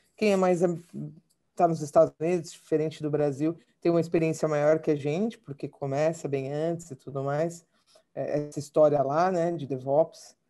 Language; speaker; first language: Portuguese; native; Portuguese